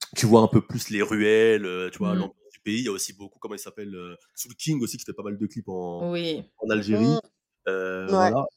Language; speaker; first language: French; native; French